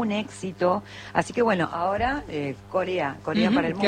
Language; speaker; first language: Spanish; native; Spanish